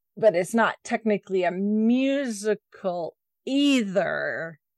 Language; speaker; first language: English; native; English